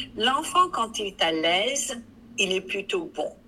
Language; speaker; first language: French; non-native, fluent; English